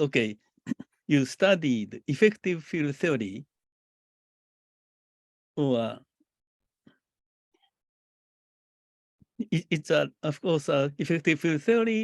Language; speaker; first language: English; non-native, fluent; Japanese